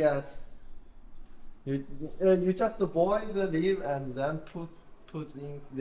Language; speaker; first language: English; non-native, learner; Chinese